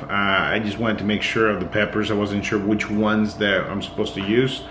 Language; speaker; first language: English; early bilingual, other home language; Spanish